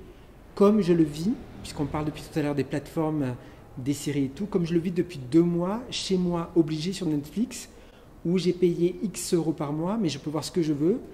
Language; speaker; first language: French; native; French